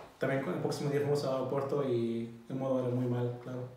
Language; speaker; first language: Spanish; non-native, learner; German